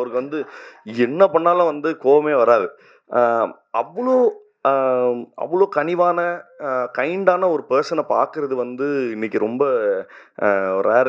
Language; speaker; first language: Tamil; native; Tamil